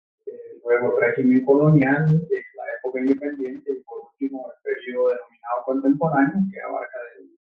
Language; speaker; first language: Spanish; native; Spanish